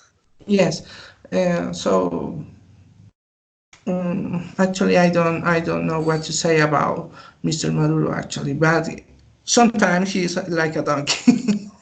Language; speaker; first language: English; non-native, learner; Spanish